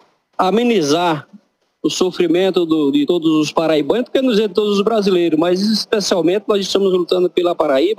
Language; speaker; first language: Portuguese; native; Portuguese